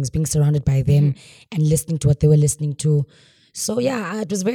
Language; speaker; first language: English; non-native, local second language; Xhosa